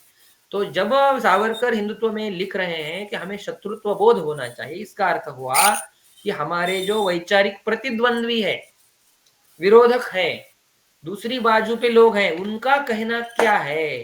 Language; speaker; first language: Hindi; native; Hindi